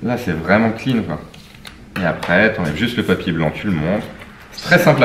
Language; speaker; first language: French; native; French